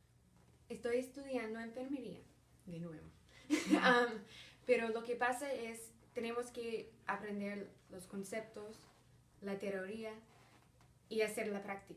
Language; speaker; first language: Spanish; early bilingual, heritage; Spanish